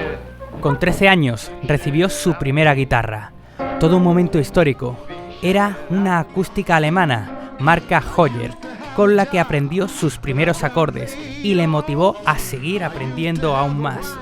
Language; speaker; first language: Spanish; native; Spanish